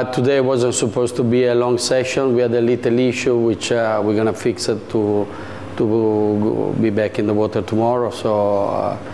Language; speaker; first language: English; non-native, fluent; Italian